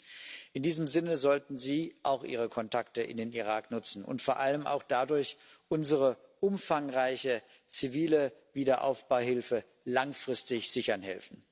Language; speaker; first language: German; native; German